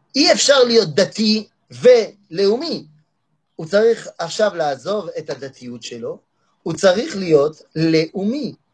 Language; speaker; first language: Hebrew; non-native, fluent; French